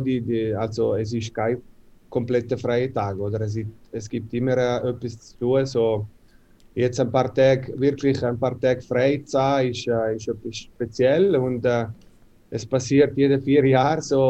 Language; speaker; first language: German; non-native, local second language; Italian